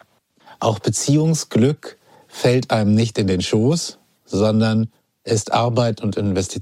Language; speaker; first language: German; native; German